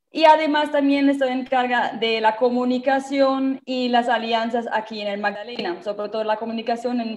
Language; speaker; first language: Spanish; non-native, fluent; German